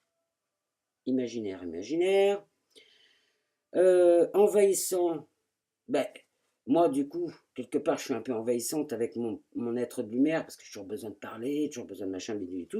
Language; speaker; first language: French; native; French